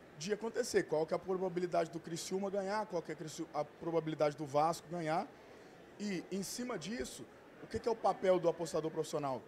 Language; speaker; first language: Portuguese; native; Portuguese